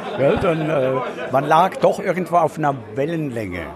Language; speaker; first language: German; native; German